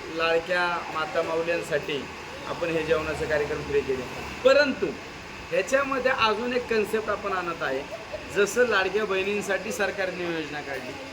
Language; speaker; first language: Marathi; native; Marathi